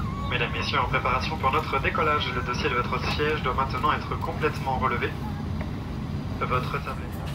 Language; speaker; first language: French; native; French